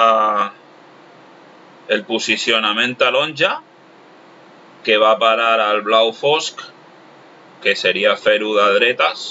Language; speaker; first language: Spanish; non-native, local second language; Catalan